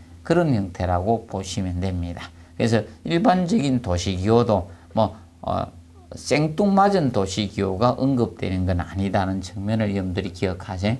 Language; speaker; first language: Korean; native; Korean